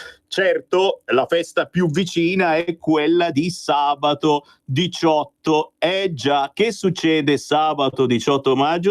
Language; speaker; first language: Italian; native; Italian